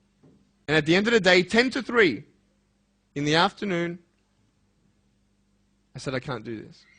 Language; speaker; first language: English; native; English